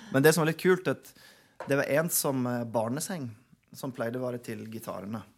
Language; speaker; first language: Norwegian; non-native, fluent; English